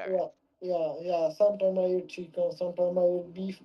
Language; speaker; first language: English; non-native, learner; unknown